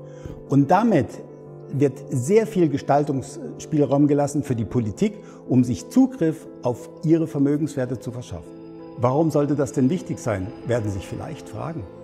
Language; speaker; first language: German; native; German